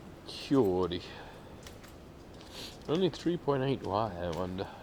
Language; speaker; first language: English; native; English